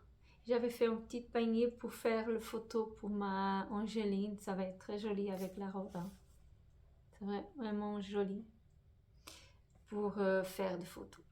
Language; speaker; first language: French; non-native, fluent; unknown